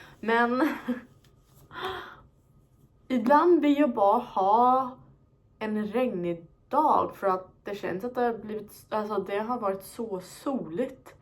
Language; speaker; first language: Swedish; non-native, fluent; English